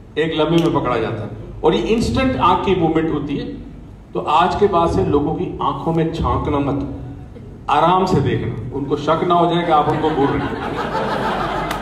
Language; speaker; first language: Urdu; native; Urdu